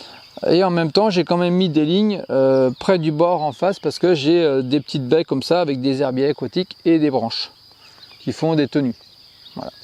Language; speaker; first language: French; native; French